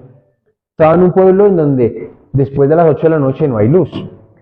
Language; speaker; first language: Spanish; native; Spanish